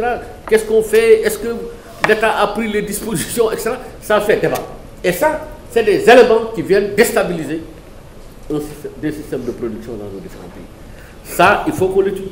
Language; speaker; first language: French; non-native, local second language; Wolof